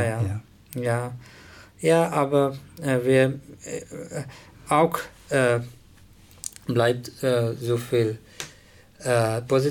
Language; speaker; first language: German; non-native, learner; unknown